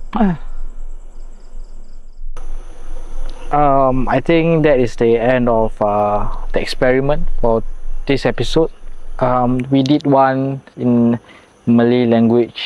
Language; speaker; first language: English; non-native, local second language; Malay